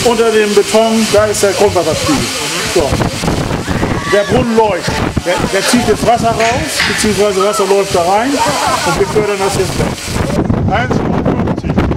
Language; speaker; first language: German; native; German